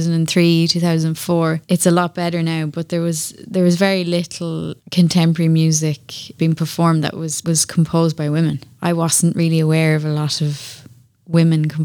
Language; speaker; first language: English; native; English